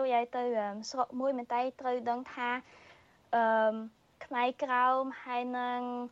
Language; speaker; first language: Khmer; early bilingual, heritage; Khmer